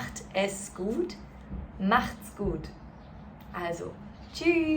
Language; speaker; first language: German; native; German